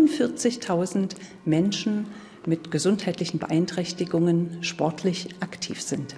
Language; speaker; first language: German; native; German